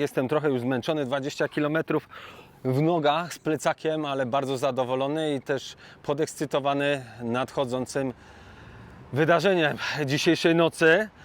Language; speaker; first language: Polish; native; Polish